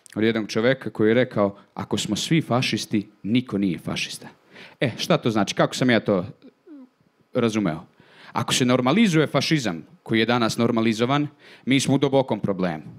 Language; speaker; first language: Serbian; native; Serbian